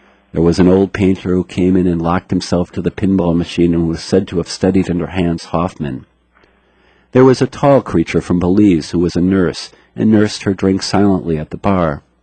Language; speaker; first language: English; native; English